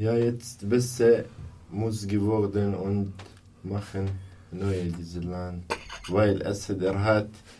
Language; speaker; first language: German; non-native, learner; Arabic